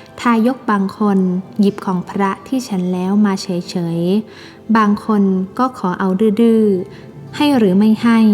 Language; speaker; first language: Thai; native; Thai